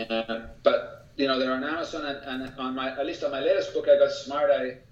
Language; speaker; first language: English; early bilingual, other home language; Spanish